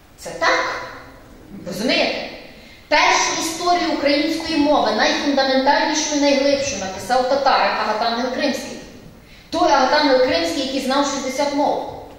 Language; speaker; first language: Ukrainian; native; Ukrainian